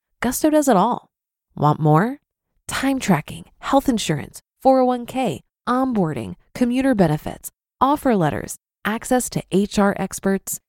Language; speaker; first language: English; native; English